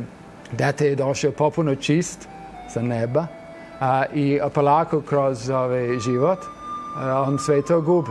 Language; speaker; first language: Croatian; non-native, fluent; English